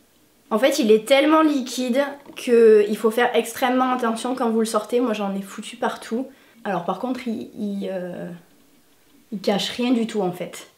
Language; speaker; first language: French; native; French